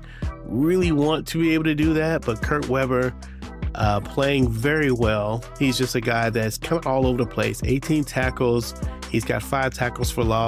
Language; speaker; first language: English; native; English